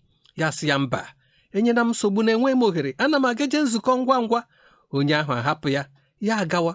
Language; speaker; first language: Igbo; native; Igbo